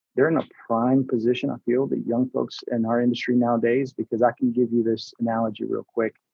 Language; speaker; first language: English; early bilingual, other home language; Spanish